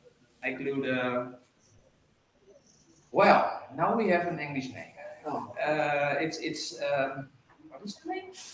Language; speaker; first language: English; non-native, fluent; Dutch